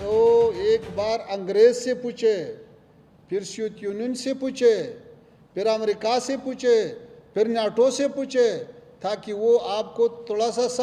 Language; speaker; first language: Hindi; non-native, fluent; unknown